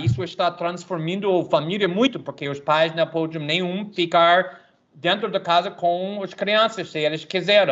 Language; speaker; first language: Portuguese; non-native, fluent; English